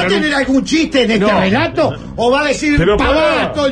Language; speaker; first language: Spanish; native; Spanish